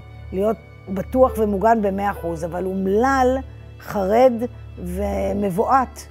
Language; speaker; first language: Hebrew; native; Hebrew